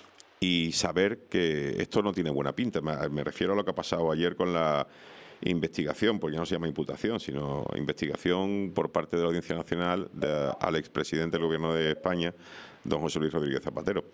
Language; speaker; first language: Spanish; native; Spanish